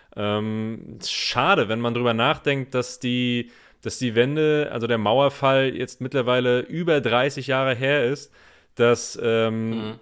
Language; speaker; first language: German; native; German